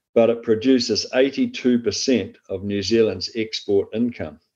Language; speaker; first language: English; native; English